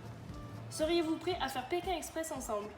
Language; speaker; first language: French; native; French